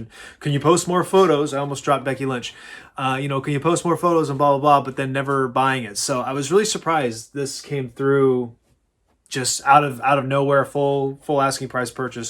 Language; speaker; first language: English; native; English